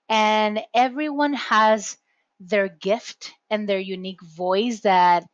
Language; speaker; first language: English; non-native, fluent; Spanish